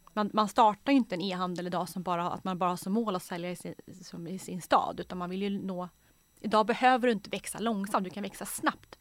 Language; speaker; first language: Swedish; native; Swedish